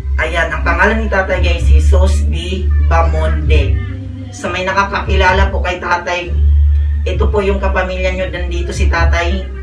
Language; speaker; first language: Filipino; native; Filipino